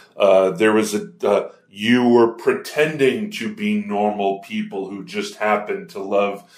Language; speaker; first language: English; native; English